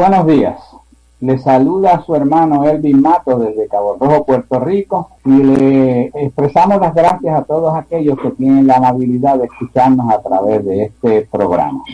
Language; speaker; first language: Spanish; native; Spanish